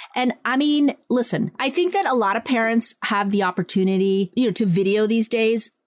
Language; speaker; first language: English; early bilingual, other home language; Italian